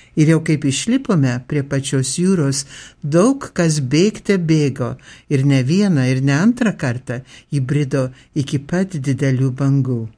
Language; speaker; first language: Lithuanian; early bilingual, heritage; Lithuanian